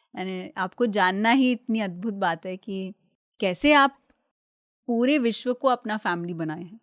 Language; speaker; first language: Hindi; native; Hindi